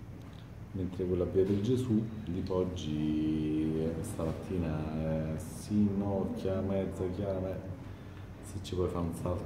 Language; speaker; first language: Italian; native; Italian